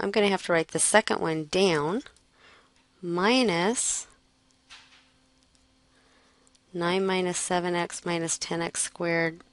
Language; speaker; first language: English; native; English